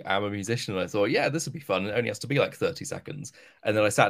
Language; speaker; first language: English; native; English